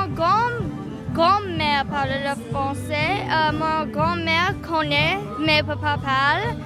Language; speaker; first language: French; non-native, learner; English